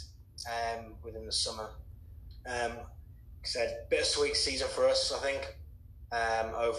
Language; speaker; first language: English; native; English